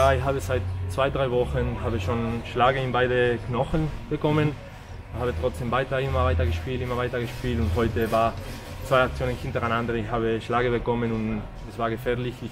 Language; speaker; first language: German; non-native, fluent; Spanish